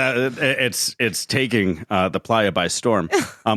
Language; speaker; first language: English; native; English